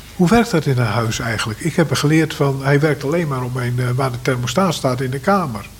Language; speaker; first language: Dutch; native; Dutch